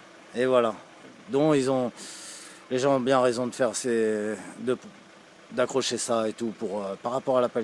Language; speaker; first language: French; native; French